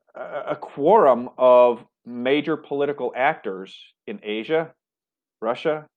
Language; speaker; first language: English; native; English